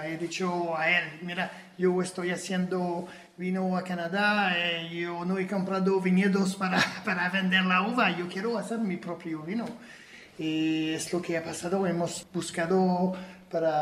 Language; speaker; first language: Spanish; non-native, fluent; French